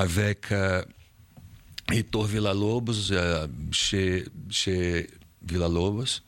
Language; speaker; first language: French; non-native, learner; Portuguese